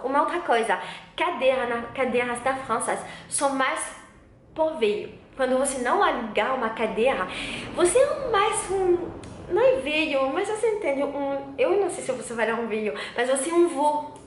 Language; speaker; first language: Portuguese; non-native, learner; French